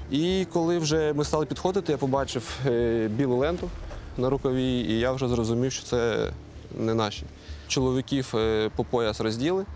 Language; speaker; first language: Ukrainian; non-native, local second language; Russian